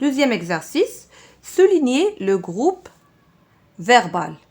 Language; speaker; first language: French; non-native, local second language; Arabic